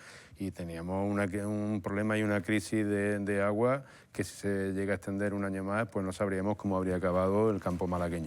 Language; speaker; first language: Spanish; native; Spanish